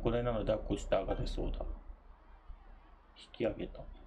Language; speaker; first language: Japanese; native; Japanese